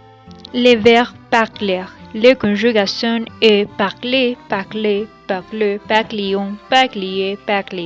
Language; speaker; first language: French; non-native, learner; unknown